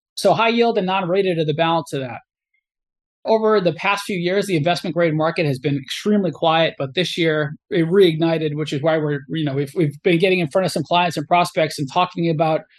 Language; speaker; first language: English; native; English